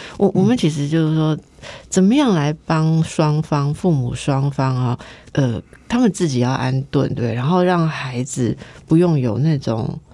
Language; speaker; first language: Chinese; native; Chinese